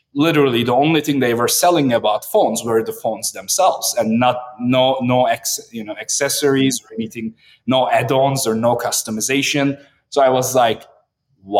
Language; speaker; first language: English; non-native, fluent; Turkish